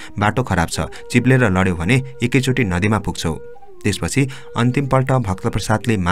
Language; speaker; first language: Nepali; native; Nepali